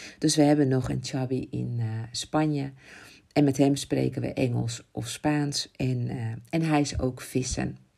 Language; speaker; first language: Dutch; native; Dutch